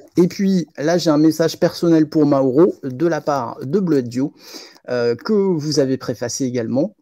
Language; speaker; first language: French; native; French